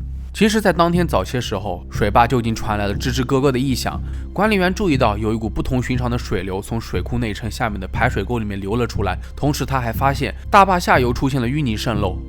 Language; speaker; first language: Chinese; native; Chinese